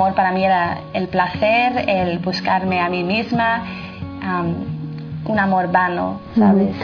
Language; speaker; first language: Spanish; non-native, fluent; French